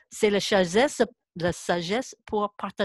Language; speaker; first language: French; non-native, learner; English